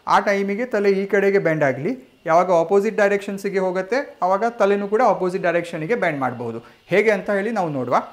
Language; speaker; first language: Kannada; non-native, local second language; Gujarati